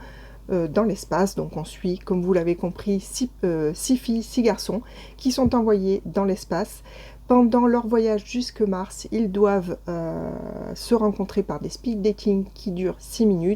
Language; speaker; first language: French; native; French